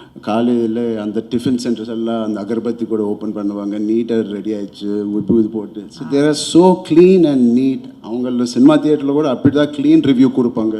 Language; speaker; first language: Tamil; non-native, learner; Telugu